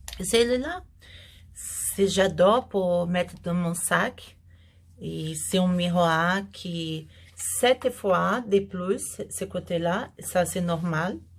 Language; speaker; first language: French; non-native, learner; Portuguese